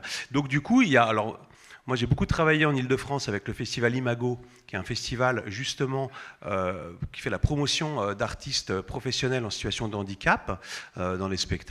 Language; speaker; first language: French; native; French